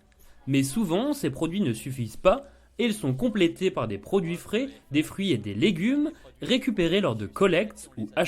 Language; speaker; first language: French; native; French